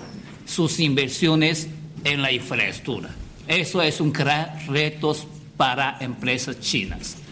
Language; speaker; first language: Spanish; non-native, fluent; Chinese